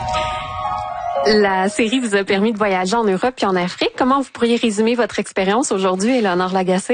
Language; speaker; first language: French; native; French